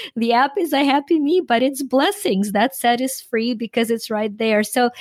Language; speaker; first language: English; non-native, fluent; Ukrainian